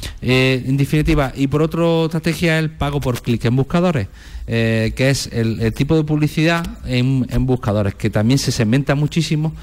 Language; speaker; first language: Spanish; native; Spanish